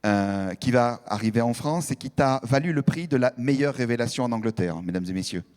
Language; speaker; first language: French; native; French